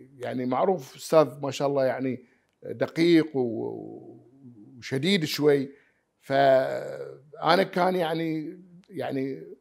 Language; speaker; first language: Arabic; native; Arabic